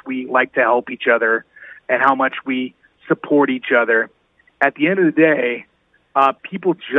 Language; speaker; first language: English; native; English